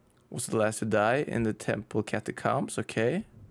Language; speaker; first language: English; non-native, fluent; Norwegian